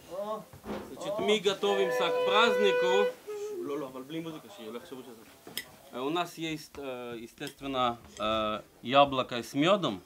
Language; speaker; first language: Russian; non-native, fluent; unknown